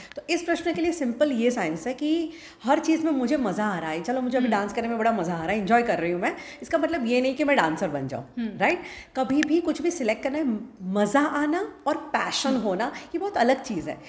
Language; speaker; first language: Hindi; non-native, local second language; Gujarati